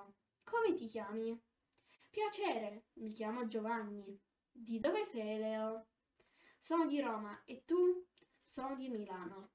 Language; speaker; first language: Italian; non-native, fluent; Polish